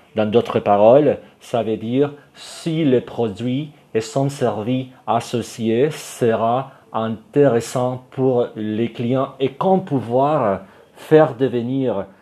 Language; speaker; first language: French; non-native, fluent; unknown